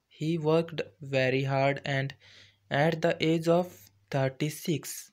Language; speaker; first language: Hindi; native; Hindi